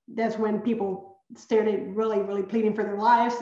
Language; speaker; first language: English; early bilingual, other home language; Spanish